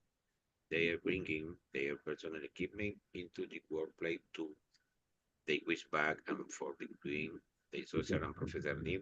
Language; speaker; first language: English; non-native, learner; Spanish